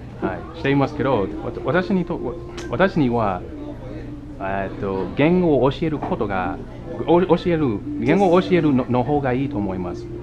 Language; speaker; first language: Japanese; non-native, learner; English